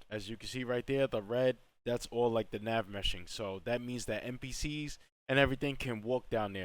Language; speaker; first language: English; native; English